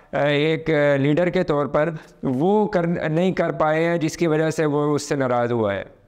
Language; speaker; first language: Urdu; native; Urdu